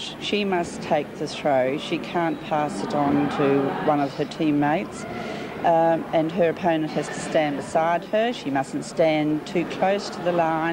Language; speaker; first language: English; native; English